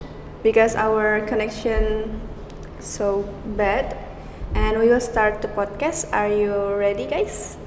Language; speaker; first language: English; non-native, learner; Indonesian